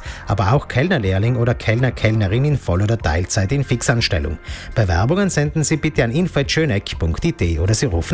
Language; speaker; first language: German; native; German